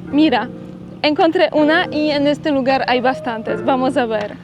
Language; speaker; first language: Spanish; non-native, fluent; Polish